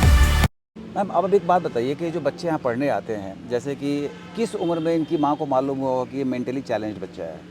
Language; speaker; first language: Hindi; native; Hindi